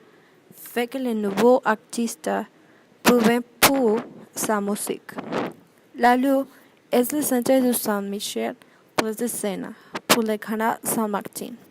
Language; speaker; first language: French; non-native, learner; Spanish